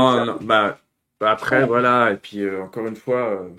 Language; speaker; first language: French; native; French